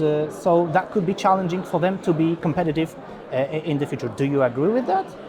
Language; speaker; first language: English; non-native, fluent; Polish